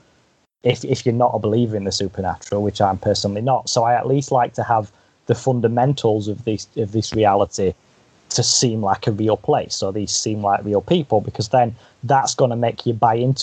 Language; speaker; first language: English; native; English